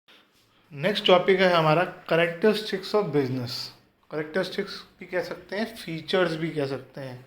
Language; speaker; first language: Hindi; native; Hindi